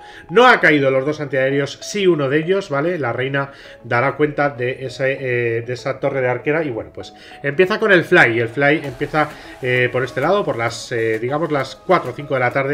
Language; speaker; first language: Spanish; native; Spanish